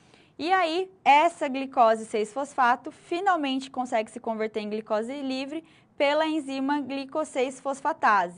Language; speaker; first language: Portuguese; native; Portuguese